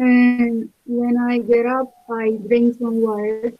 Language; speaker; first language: English; non-native, learner; Spanish